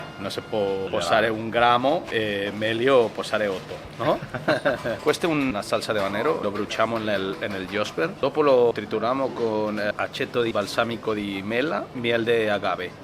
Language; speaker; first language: Italian; non-native, learner; Spanish